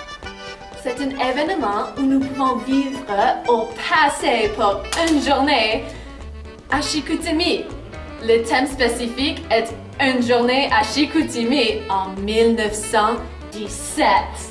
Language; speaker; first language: French; non-native, learner; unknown